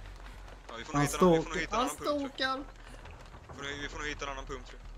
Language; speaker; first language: Swedish; native; Swedish